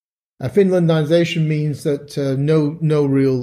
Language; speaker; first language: English; native; English